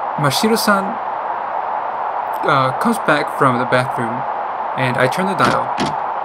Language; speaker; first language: English; native; English